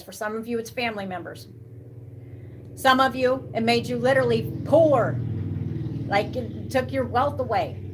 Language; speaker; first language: English; native; English